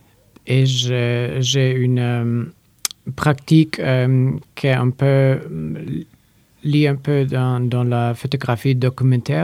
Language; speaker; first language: French; non-native, learner; Polish